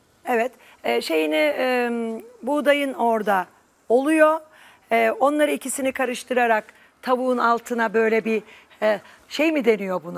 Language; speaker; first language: Turkish; native; Turkish